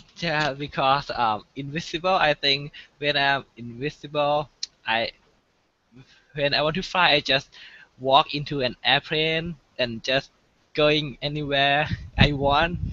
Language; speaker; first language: English; non-native, learner; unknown